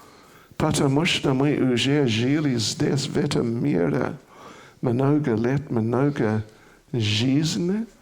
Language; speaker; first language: Russian; non-native, learner; English